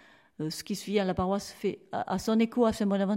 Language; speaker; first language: French; native; French